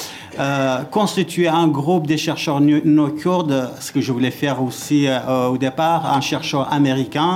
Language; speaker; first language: French; non-native, fluent; Kurdish